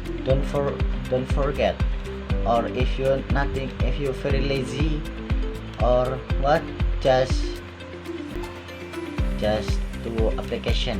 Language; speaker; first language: English; non-native, learner; Indonesian